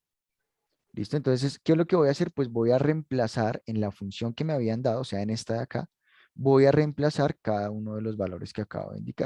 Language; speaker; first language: Spanish; native; Spanish